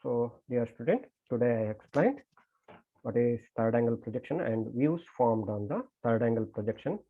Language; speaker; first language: English; non-native, local second language; Kannada